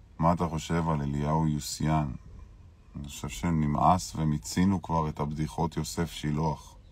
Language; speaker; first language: Hebrew; native; Hebrew